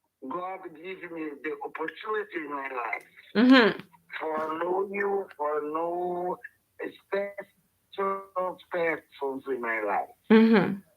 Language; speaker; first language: English; non-native, learner; Portuguese